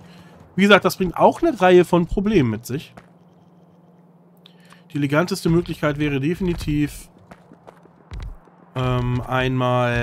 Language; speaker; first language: German; native; German